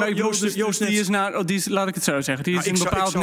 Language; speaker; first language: Dutch; native; Dutch